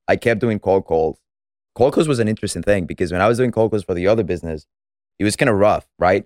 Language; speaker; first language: English; non-native, fluent; Spanish